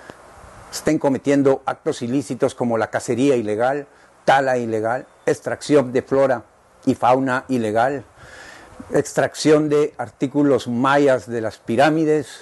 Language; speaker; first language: Spanish; native; Spanish